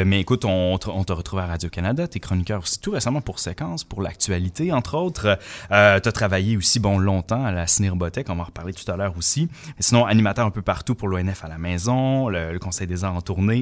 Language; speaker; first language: French; native; French